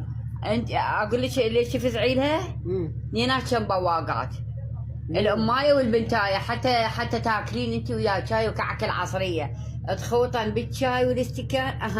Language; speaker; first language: Arabic; native; Arabic